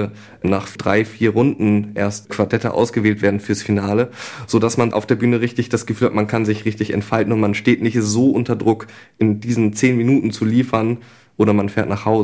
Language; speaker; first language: German; native; German